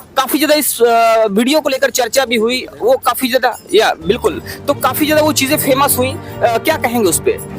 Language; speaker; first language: Hindi; native; Hindi